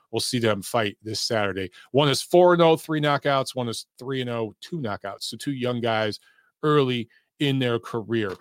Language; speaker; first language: English; native; English